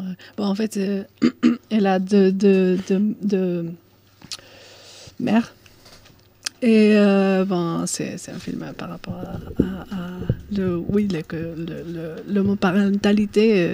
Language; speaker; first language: French; non-native, fluent; Spanish